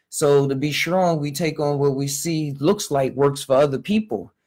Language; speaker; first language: English; native; English